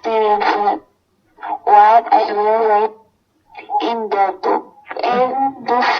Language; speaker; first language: English; non-native, learner; Indonesian